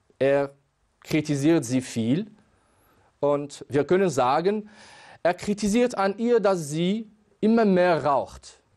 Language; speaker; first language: German; non-native, fluent; Arabic